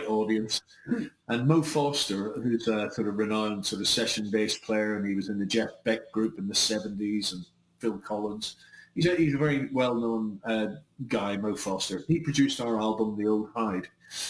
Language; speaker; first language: English; native; English